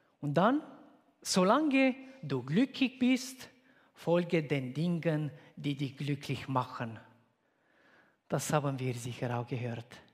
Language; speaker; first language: German; non-native, fluent; Romanian